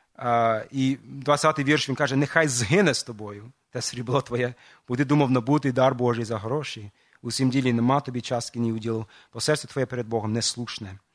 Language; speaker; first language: Ukrainian; non-native, fluent; English